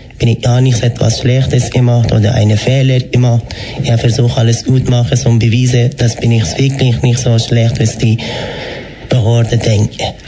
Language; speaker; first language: German; non-native, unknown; Persian